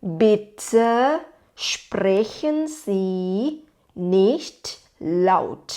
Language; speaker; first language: German; non-native, fluent; Thai